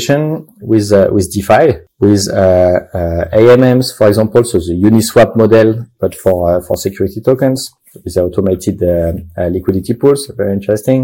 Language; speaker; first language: English; non-native, fluent; French